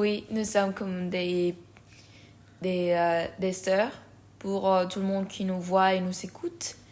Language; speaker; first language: French; non-native, learner; Spanish